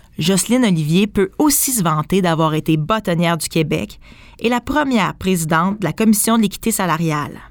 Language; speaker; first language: French; native; French